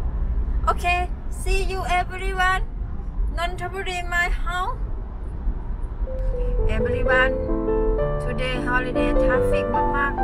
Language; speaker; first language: English; non-native, learner; Thai